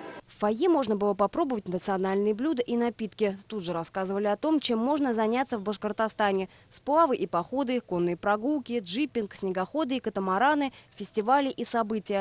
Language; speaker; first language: Russian; native; Russian